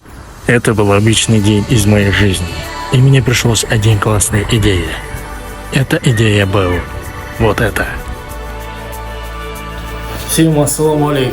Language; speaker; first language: Russian; non-native, local second language; Kazakh